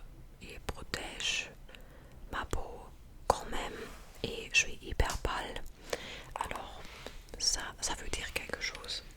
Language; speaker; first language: French; non-native, fluent; English